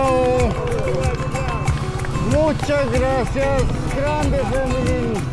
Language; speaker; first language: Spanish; non-native, learner; Mongolian